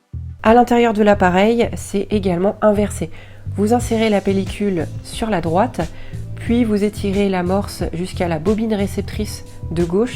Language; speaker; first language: French; native; French